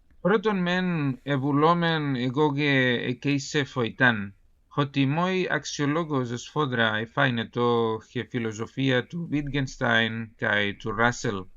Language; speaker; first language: Greek; non-native, fluent; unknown